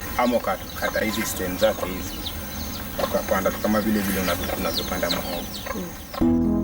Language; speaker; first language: Swahili; non-native, local second language; Giryama